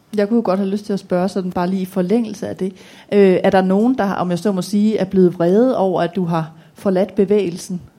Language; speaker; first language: Danish; native; Danish